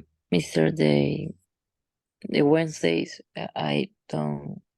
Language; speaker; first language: English; non-native, learner; Spanish